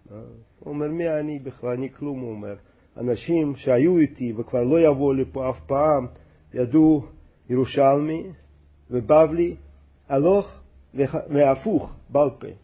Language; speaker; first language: Hebrew; non-native, fluent; Russian